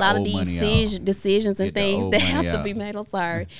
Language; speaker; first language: English; native; English